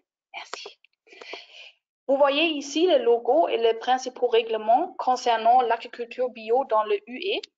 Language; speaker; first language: French; non-native, fluent; German